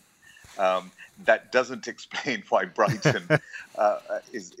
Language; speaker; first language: English; native; English